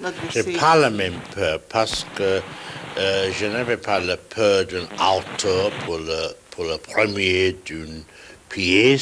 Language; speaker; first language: French; non-native, learner; English